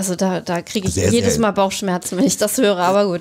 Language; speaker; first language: German; native; German